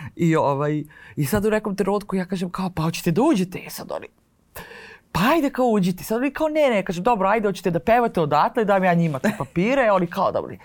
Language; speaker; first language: Serbian; native; Serbian